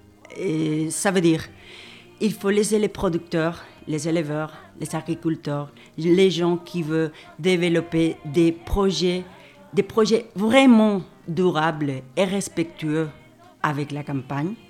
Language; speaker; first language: French; non-native, fluent; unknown